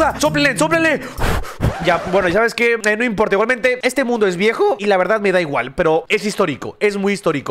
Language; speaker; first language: Spanish; native; Spanish